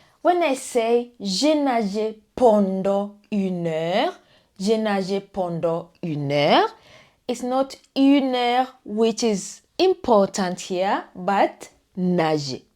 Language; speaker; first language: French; non-native, fluent; English